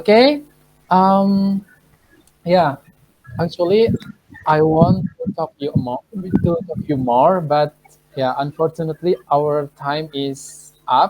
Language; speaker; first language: English; non-native, fluent; Indonesian